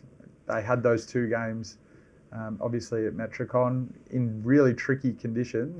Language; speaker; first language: English; native; English